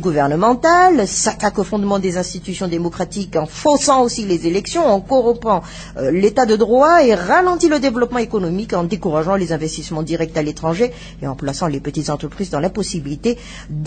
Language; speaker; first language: French; non-native, local second language; Malagasy